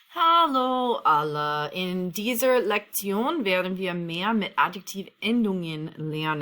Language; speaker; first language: German; non-native, fluent; English